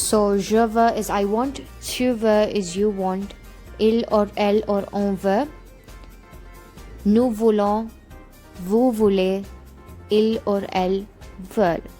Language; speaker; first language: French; non-native, fluent; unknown